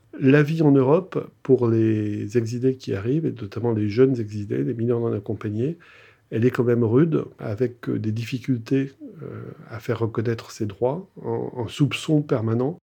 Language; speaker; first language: French; native; French